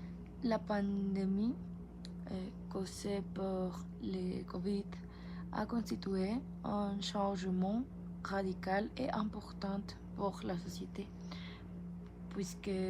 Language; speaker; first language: French; non-native, learner; Spanish